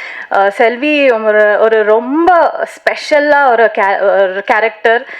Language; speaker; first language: Tamil; non-native, learner; Hindi